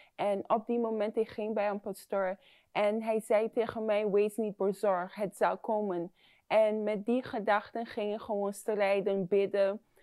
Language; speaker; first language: Dutch; non-native, fluent; English